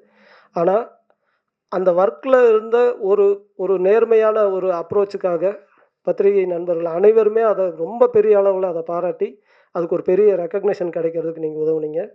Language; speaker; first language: Tamil; native; Tamil